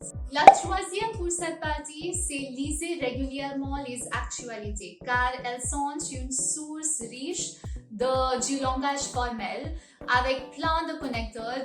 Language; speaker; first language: French; non-native, fluent; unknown